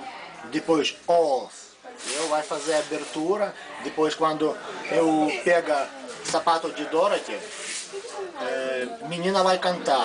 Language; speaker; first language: Portuguese; non-native, learner; Russian